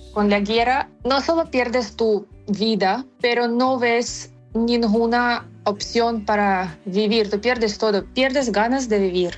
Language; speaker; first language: Spanish; non-native, fluent; Ukrainian